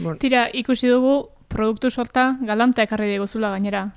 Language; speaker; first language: Basque; native; Basque